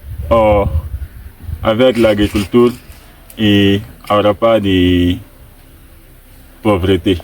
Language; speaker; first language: French; non-native, learner; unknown